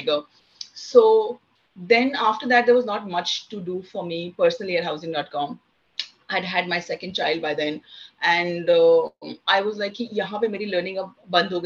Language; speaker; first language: English; non-native, local second language; Hindi